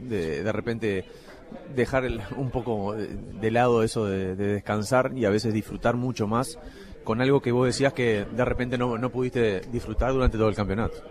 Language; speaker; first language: Spanish; native; Spanish